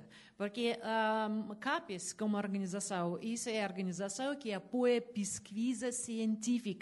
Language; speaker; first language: Portuguese; non-native, learner; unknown